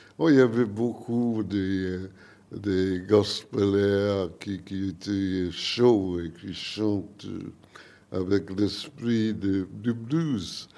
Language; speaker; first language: French; non-native, learner; English